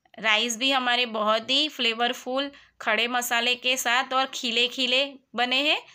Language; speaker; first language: Hindi; non-native, local second language; Gujarati